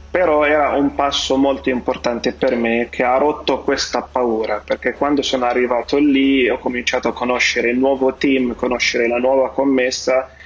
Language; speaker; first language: Italian; non-native, fluent; Arabic